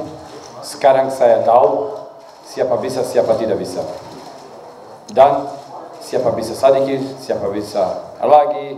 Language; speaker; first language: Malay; non-native, learner; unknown